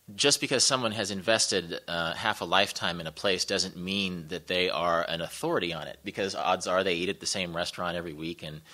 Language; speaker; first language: English; native; English